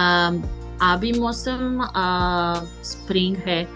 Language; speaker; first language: Hindi; non-native, learner; French